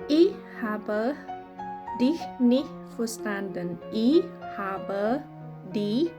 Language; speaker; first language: German; non-native, fluent; Khmer